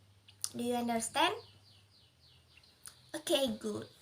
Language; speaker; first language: English; non-native, learner; Indonesian